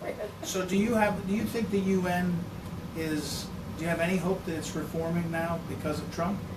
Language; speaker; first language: English; native; English